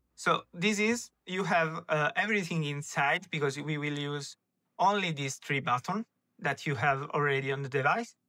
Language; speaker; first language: English; non-native, fluent; Italian